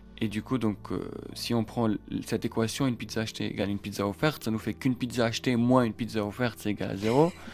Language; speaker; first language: French; non-native, local second language; Arabic